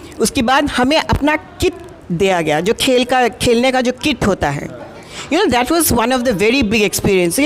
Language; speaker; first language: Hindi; non-native, local second language; Assamese